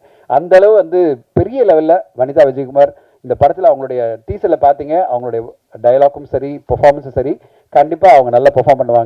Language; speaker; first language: Tamil; native; Tamil